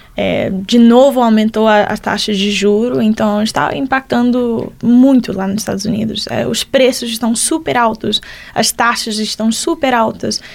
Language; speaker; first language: Portuguese; early bilingual, heritage; Portuguese